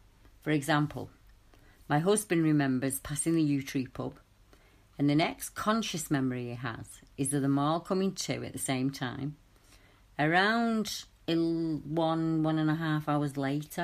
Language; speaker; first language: English; native; English